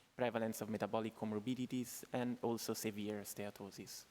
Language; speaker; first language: English; non-native, fluent; Italian